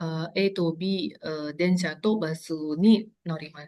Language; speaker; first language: Japanese; non-native, learner; Indonesian